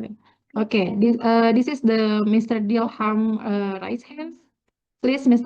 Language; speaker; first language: English; non-native, learner; Indonesian